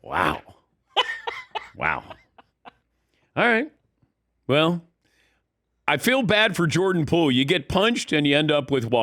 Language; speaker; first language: English; native; English